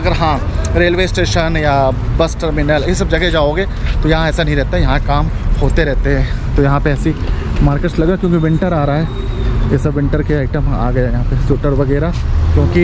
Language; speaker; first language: Hindi; native; Hindi